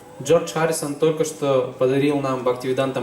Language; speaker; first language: Russian; native; Russian